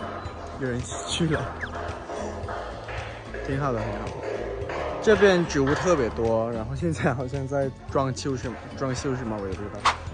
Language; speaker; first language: Chinese; non-native, fluent; Thai